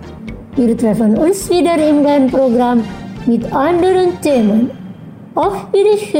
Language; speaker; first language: German; non-native, learner; Indonesian